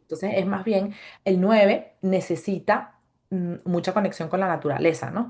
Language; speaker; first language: Spanish; native; Spanish